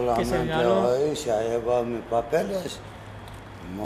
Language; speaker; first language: Spanish; non-native, learner; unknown